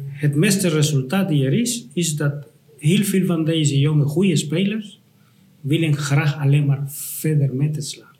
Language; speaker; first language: Dutch; non-native, fluent; Spanish